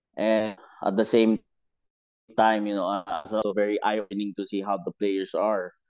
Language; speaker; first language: English; non-native, local second language; Cebuano